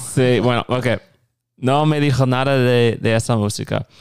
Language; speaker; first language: Spanish; non-native, fluent; English